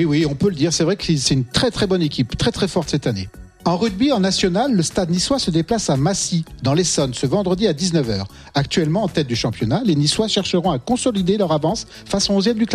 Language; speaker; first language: French; native; French